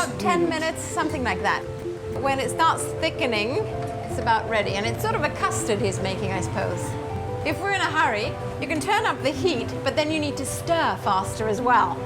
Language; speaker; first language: English; non-native, fluent; Norwegian